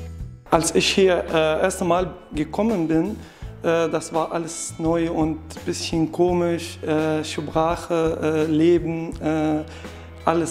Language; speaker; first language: German; non-native, learner; Arabic